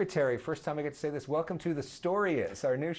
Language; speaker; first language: English; native; English